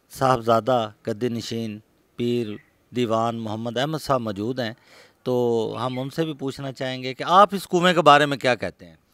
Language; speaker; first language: Urdu; non-native, local second language; Punjabi